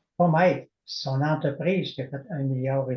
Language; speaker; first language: French; native; French